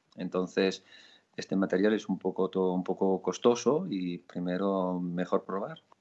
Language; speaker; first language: Spanish; non-native, fluent; French